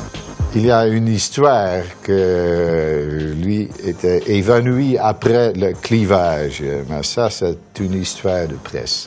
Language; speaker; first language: French; non-native, fluent; Dutch